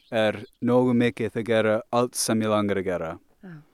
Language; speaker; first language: Icelandic; non-native, learner; English